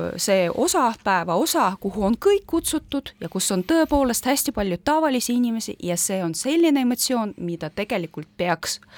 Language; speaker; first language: Estonian; non-native, local second language; Russian